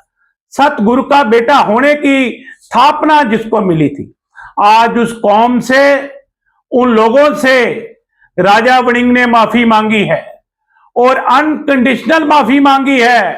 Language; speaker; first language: Hindi; non-native, local second language; Punjabi